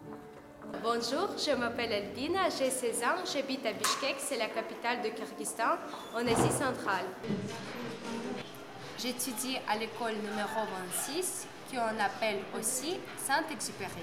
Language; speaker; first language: French; non-native, fluent; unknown